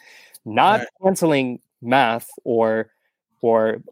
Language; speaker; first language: English; native; English